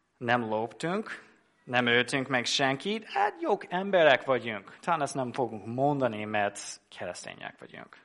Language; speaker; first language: Hungarian; non-native, fluent; English